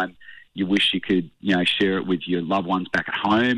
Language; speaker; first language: English; native; English